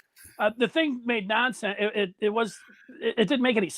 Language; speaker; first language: English; native; English